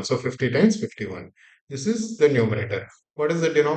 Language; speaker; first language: English; non-native, local second language; Telugu